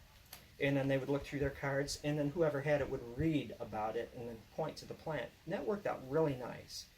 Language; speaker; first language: English; native; English